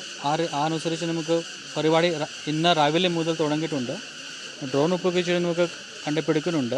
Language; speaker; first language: Malayalam; non-native, fluent; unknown